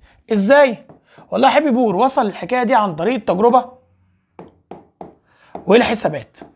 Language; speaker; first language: Arabic; native; Arabic